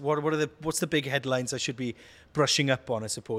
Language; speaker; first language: English; native; English